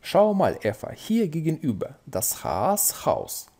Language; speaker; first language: German; non-native, fluent; Russian